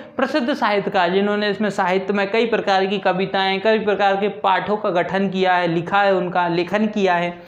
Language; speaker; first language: Hindi; native; Hindi